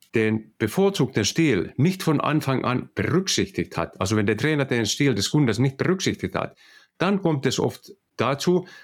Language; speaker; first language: German; non-native, fluent; Finnish